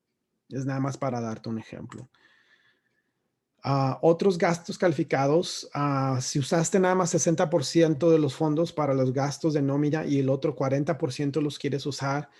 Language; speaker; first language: Spanish; native; Spanish